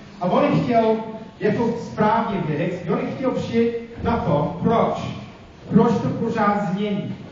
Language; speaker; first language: Czech; non-native, fluent; English